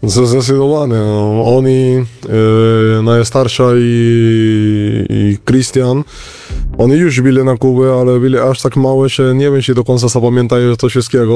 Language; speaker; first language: Polish; non-native, learner; Spanish